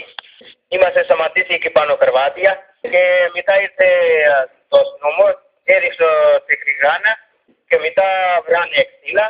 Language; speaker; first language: Greek; non-native, learner; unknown